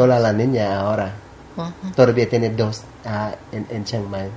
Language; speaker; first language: Spanish; non-native, learner; Thai